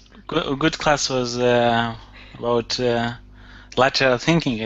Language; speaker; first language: English; non-native, learner; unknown